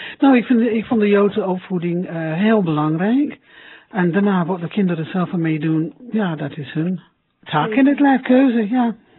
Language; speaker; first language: Dutch; non-native, fluent; English